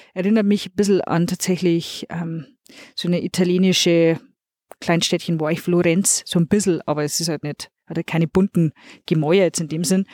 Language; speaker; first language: German; non-native, local second language; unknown